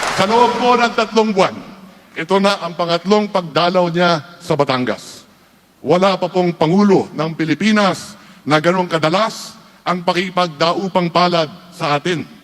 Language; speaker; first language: Filipino; native; Filipino